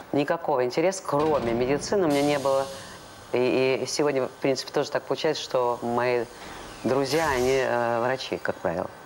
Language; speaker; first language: Russian; non-native, local second language; Latvian